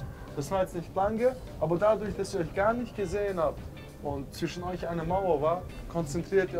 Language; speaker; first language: German; native; German